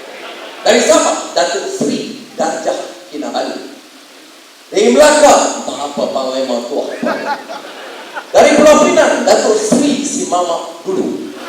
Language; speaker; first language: Malay; native; Malay